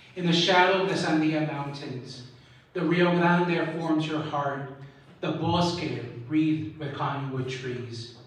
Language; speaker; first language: English; early bilingual, other home language; Spanish